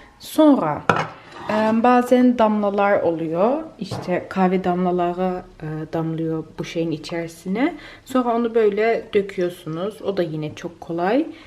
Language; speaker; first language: Turkish; early bilingual, heritage; Turkish